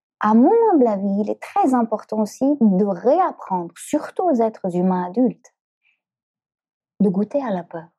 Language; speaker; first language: French; native; French